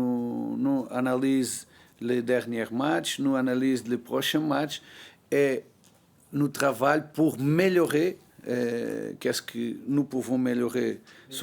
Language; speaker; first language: French; non-native, learner; Portuguese